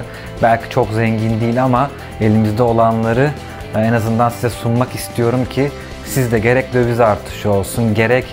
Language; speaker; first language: Turkish; native; Turkish